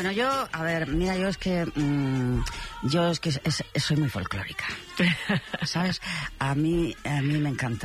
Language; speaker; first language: Spanish; native; Spanish